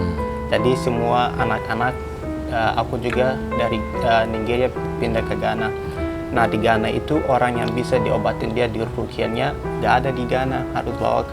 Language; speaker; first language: Indonesian; non-native, fluent; Hausa